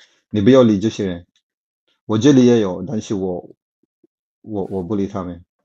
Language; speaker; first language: Chinese; non-native, fluent; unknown